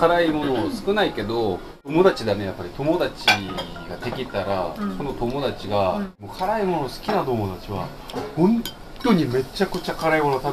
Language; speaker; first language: Japanese; non-native, fluent; Korean